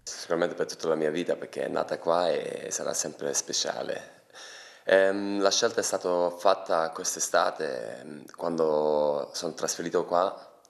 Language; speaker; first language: Italian; non-native, fluent; Albanian